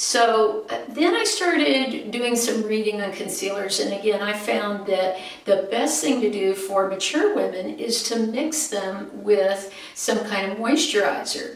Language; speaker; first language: English; native; English